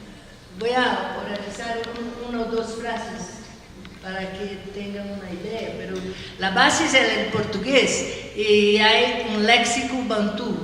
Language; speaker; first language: Spanish; non-native, learner; Portuguese